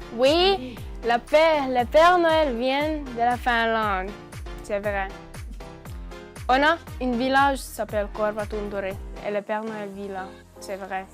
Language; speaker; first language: French; non-native, learner; Finnish